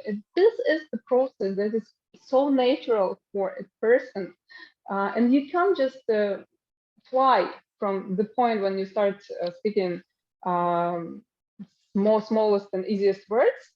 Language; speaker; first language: English; non-native, fluent; Russian